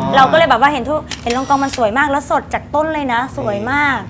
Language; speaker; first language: Thai; native; Thai